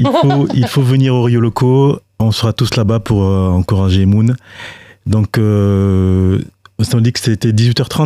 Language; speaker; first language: French; native; French